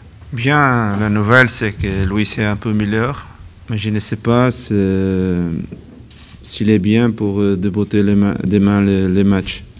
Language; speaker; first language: French; non-native, learner; Portuguese